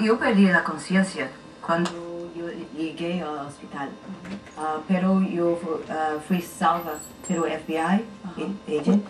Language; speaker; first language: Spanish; non-native, learner; Portuguese